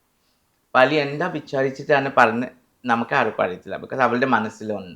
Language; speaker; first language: Malayalam; non-native, fluent; Assamese